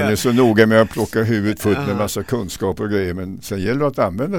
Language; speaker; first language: Swedish; native; Swedish